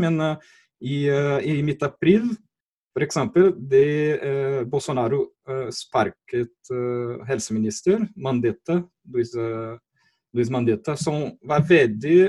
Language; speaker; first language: Norwegian; non-native, fluent; Portuguese